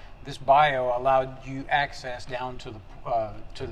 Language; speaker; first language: English; early bilingual, other home language; Spanish